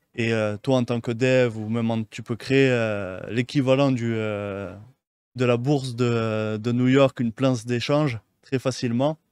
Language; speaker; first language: French; native; French